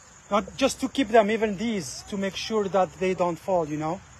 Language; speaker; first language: English; non-native, fluent; Arabic